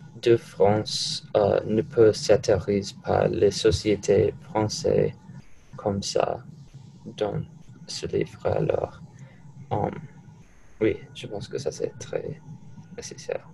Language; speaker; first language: French; non-native, learner; English